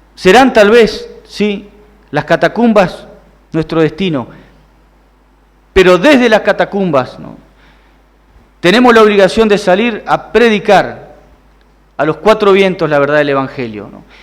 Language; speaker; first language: Spanish; native; Spanish